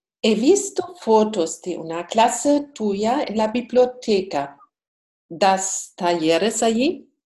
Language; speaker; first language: Spanish; non-native, fluent; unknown